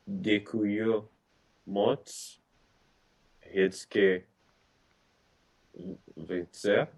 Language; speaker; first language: Czech; non-native, learner; English